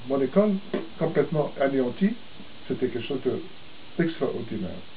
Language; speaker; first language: French; non-native, local second language; Arabic